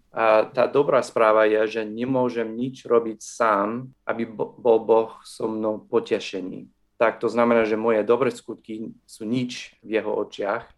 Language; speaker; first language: Slovak; non-native, fluent; English